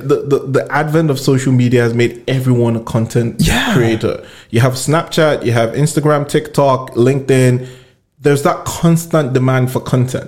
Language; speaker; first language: English; non-native, local second language; Yoruba